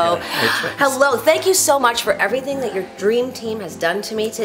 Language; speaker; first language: English; native; English